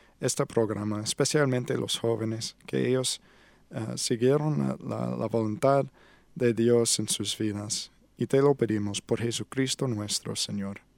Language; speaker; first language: Spanish; non-native, learner; English